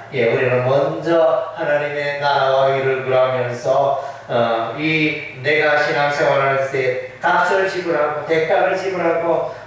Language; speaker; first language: Korean; native; Korean